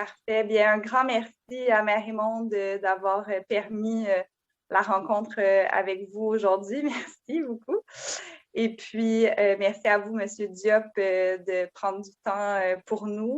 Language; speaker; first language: French; native; French